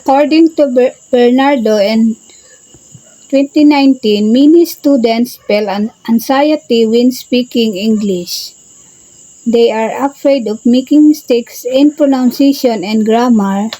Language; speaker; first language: English; non-native, local second language; Filipino